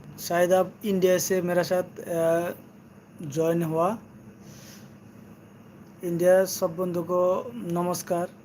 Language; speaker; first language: Hindi; non-native, learner; Bangla